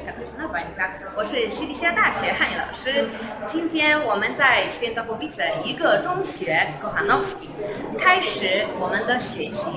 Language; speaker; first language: Chinese; non-native, fluent; Polish